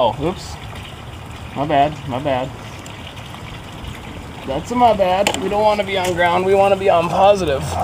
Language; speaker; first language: English; native; English